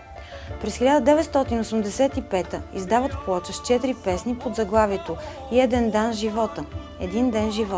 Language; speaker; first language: Bulgarian; native; Bulgarian